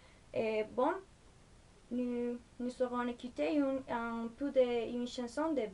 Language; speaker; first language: French; non-native, learner; Spanish